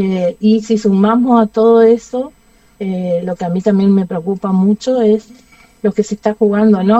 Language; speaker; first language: Spanish; native; Spanish